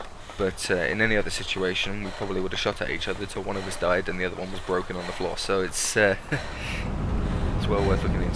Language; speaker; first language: English; native; English